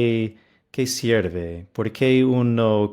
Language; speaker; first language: Spanish; non-native, fluent; English